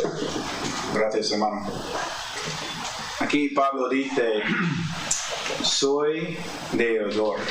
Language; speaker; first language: Spanish; non-native, fluent; English